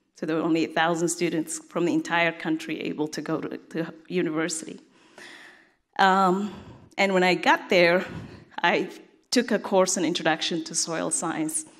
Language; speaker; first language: English; non-native, fluent; Tigrinya